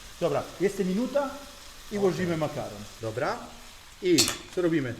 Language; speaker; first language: Polish; non-native, learner; Italian